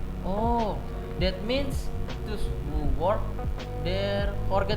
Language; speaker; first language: English; non-native, learner; Indonesian